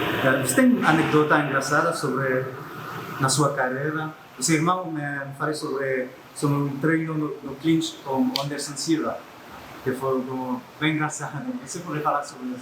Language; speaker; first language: Portuguese; non-native, learner; French